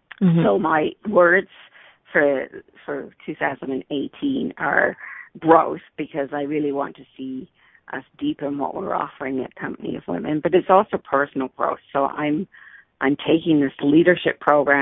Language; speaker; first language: English; native; English